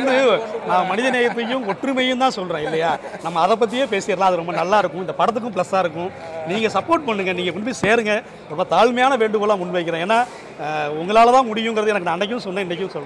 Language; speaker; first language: Tamil; native; Tamil